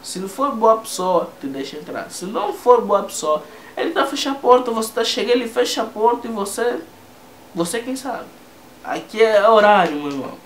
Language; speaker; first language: Portuguese; native; Portuguese